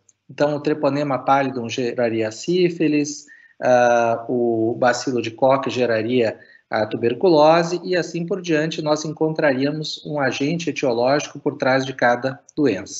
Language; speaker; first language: Portuguese; native; Portuguese